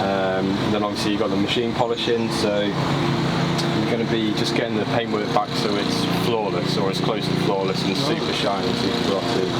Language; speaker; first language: English; native; English